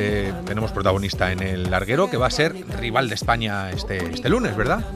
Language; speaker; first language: Spanish; native; Spanish